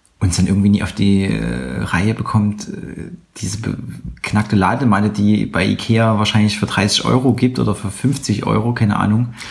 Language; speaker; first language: German; native; German